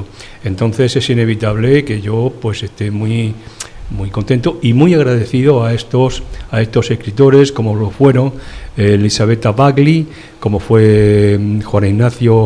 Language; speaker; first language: Spanish; native; Spanish